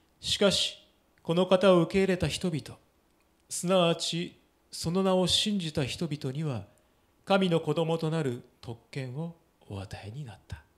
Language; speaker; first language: Japanese; native; Japanese